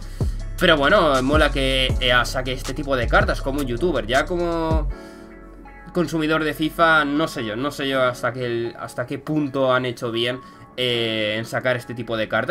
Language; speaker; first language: Spanish; native; Spanish